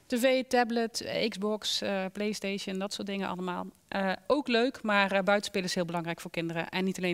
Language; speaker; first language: Dutch; native; Dutch